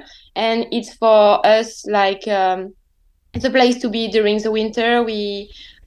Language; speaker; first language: English; non-native, fluent; French